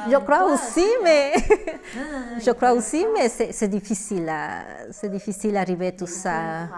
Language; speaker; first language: French; non-native, learner; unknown